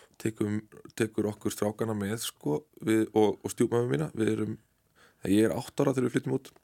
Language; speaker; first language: Icelandic; native; Icelandic